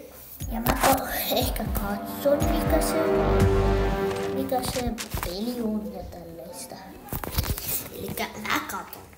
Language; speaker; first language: Finnish; early bilingual, other home language; Russian